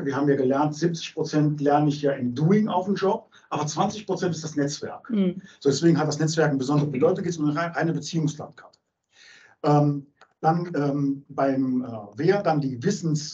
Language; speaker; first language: German; native; German